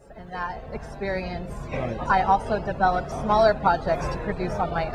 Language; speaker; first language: English; native; English